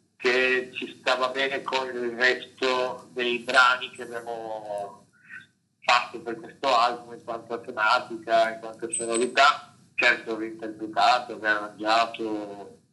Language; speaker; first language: Italian; non-native, fluent; Spanish